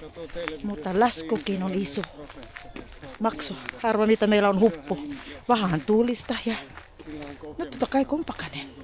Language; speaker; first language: Finnish; non-native, learner; Filipino